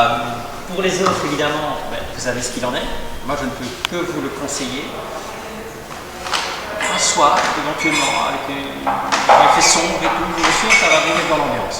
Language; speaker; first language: French; native; French